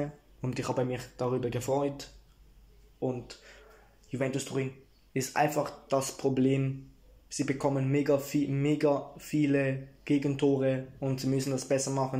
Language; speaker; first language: German; early bilingual, heritage; Italian